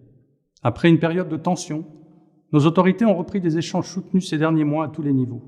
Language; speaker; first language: French; native; French